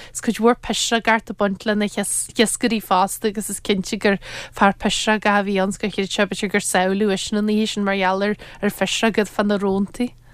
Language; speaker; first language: Irish; native; Irish